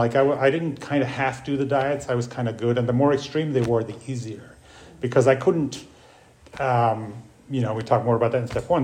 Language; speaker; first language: English; native; English